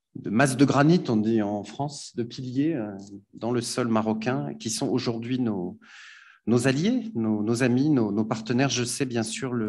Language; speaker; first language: French; native; French